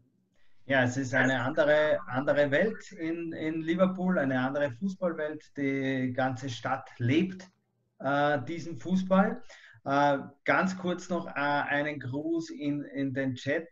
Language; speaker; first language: German; native; German